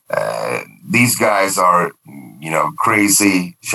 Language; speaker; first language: English; non-native, fluent; Swedish